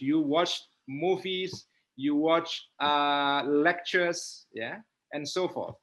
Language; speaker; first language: English; non-native, fluent; Indonesian